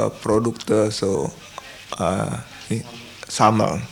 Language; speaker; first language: German; non-native, learner; Indonesian